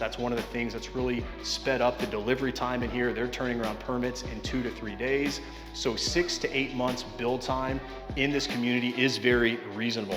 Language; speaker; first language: English; native; English